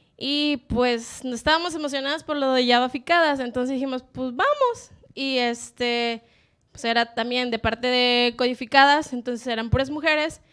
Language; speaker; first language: Spanish; native; Spanish